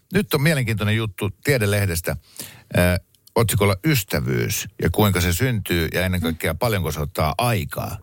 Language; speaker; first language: Finnish; native; Finnish